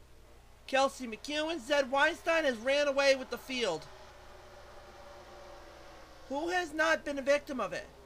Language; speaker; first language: English; native; English